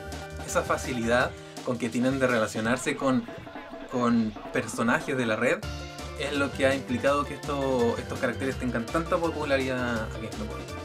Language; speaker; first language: Spanish; native; Spanish